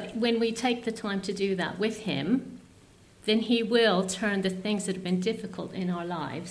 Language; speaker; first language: English; native; English